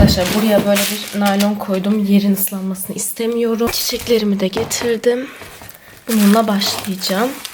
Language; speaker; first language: Turkish; early bilingual, heritage; Turkish